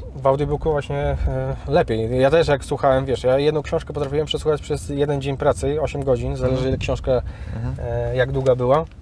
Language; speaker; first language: Polish; native; Polish